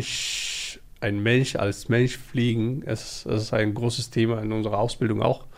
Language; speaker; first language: German; non-native, fluent; Somali